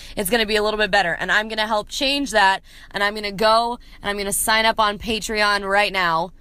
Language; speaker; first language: English; native; English